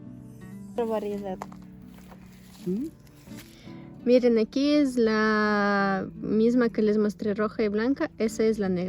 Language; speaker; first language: Spanish; non-native, local second language; Russian